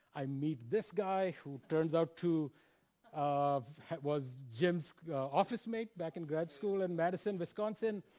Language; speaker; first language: English; non-native, local second language; Hindi